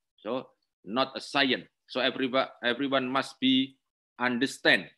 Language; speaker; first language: English; non-native, learner; Indonesian